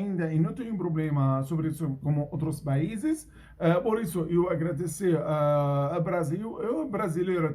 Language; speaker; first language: Portuguese; non-native, learner; Arabic